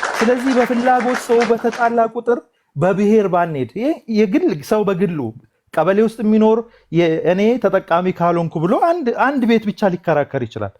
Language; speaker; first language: Amharic; non-native, local second language; Oromo